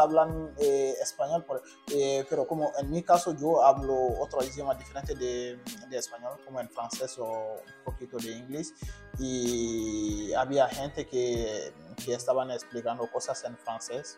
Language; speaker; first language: Spanish; non-native, learner; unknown